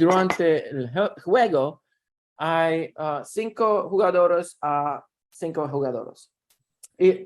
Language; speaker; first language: Spanish; non-native, learner; Russian